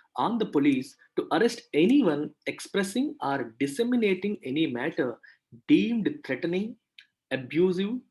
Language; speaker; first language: English; non-native, local second language; Telugu